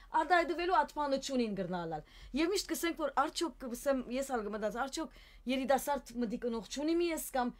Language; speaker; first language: Armenian; native; Armenian